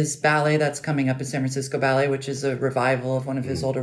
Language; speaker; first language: English; native; English